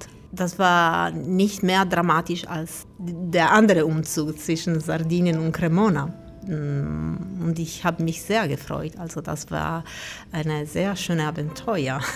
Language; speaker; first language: German; non-native, fluent; Italian